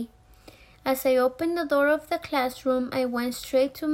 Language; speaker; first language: English; early bilingual, other home language; Spanish